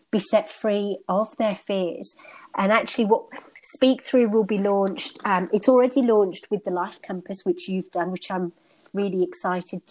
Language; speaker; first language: English; native; English